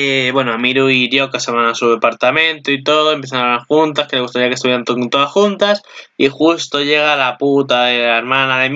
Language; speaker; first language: Spanish; native; Spanish